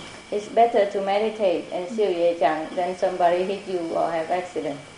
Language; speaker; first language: English; non-native, fluent; Vietnamese